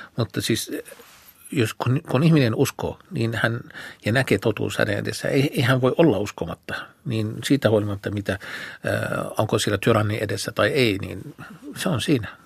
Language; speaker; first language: Finnish; non-native, fluent; Arabic